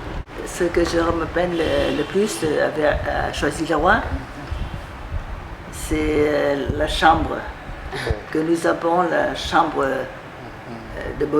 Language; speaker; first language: French; non-native, fluent; Vietnamese